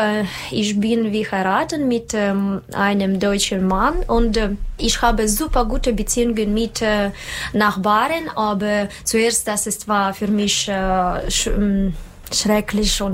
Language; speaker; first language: German; non-native, learner; Russian